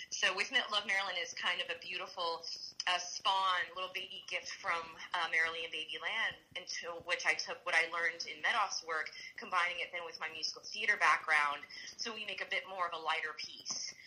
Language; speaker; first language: English; native; English